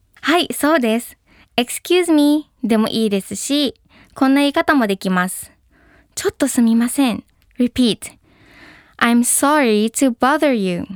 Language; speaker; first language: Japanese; early bilingual, heritage; English